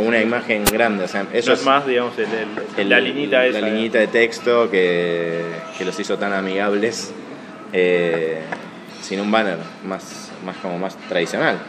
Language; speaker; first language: Spanish; native; Spanish